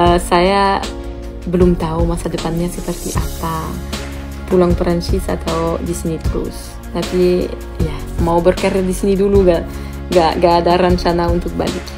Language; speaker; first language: Indonesian; non-native, fluent; French